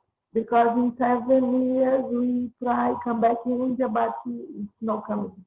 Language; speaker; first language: English; non-native, learner; Portuguese